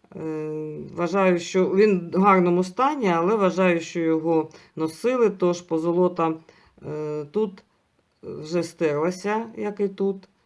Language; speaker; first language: Ukrainian; non-native, local second language; Russian